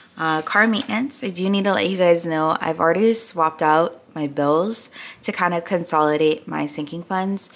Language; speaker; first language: English; native; English